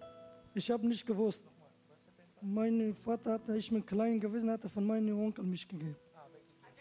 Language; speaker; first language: German; non-native, learner; Turkish